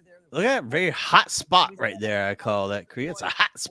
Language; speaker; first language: English; native; English